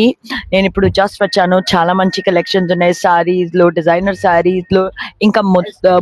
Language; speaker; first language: Telugu; non-native, learner; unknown